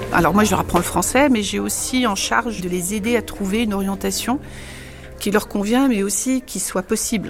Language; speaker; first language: French; native; French